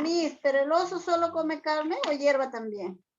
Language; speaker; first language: Spanish; native; Spanish